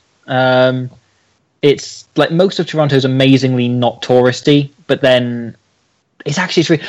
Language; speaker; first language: English; native; English